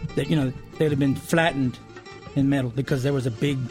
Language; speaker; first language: English; early bilingual, other home language; Spanish